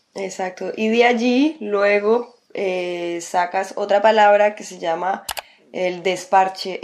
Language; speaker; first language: Spanish; native; Spanish